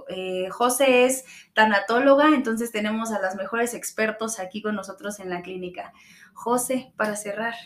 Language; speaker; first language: Spanish; native; Spanish